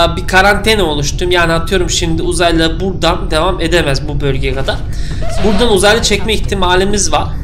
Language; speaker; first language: Turkish; early bilingual, heritage; Turkish